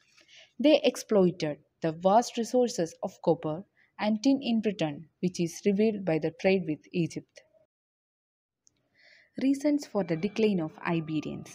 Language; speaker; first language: English; non-native, local second language; Malayalam